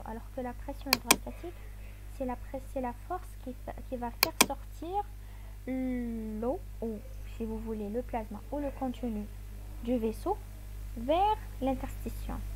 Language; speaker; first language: French; non-native, local second language; Arabic